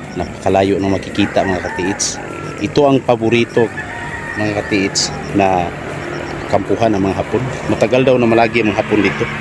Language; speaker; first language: Filipino; non-native, local second language; Cebuano